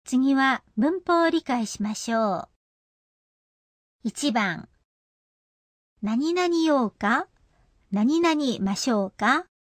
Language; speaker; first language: Japanese; non-native, fluent; Korean